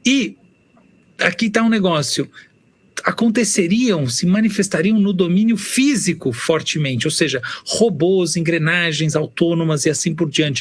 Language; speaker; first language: Portuguese; native; Portuguese